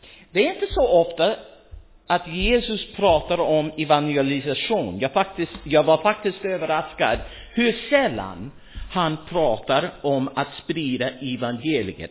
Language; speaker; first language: Swedish; non-native, fluent; English